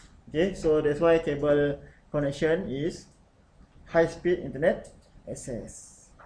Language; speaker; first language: English; non-native, local second language; Malay